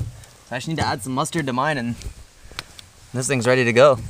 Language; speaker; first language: English; native; English